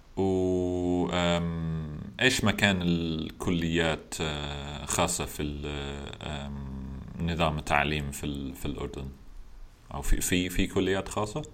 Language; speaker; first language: Arabic; non-native, learner; English